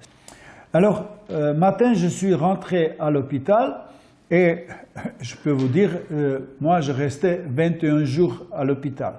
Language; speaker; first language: French; non-native, fluent; Armenian